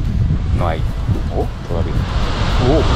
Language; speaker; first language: Spanish; non-native, learner; Japanese